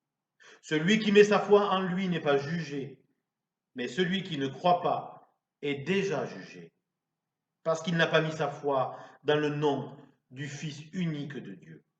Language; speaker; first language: French; native; French